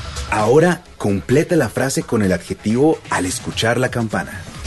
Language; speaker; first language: Spanish; native; Spanish